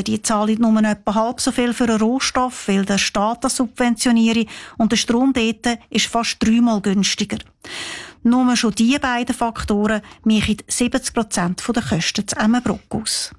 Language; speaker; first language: German; native; German